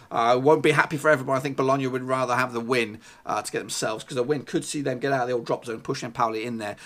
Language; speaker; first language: English; native; English